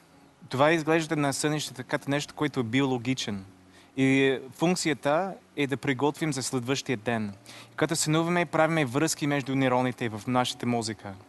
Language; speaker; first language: Bulgarian; non-native, learner; English